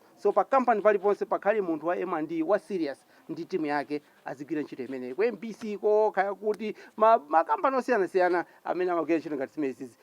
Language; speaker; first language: Nyanja; native; Nyanja